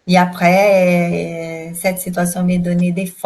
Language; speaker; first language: French; non-native, learner; Portuguese